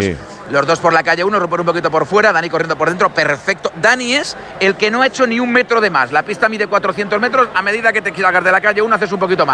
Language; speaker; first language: Spanish; native; Spanish